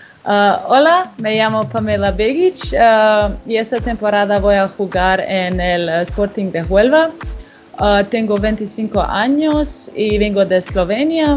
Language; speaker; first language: Spanish; non-native, learner; Slovenian